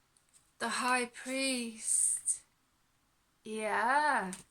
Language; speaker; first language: English; native; English